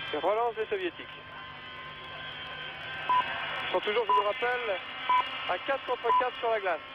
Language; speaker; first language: French; native; French